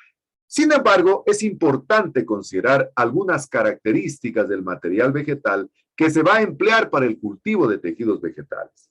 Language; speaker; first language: Spanish; native; Spanish